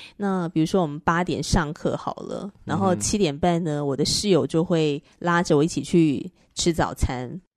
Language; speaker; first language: Chinese; native; Chinese